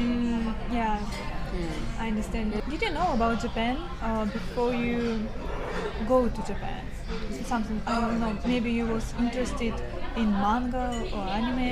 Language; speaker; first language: English; non-native, fluent; Russian